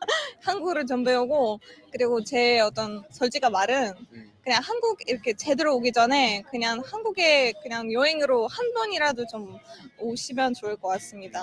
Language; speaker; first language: Korean; non-native, fluent; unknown